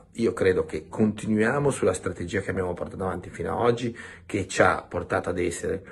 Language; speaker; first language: Italian; native; Italian